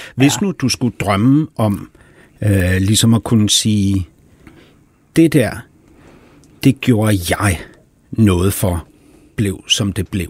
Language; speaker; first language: Danish; early bilingual, heritage; Danish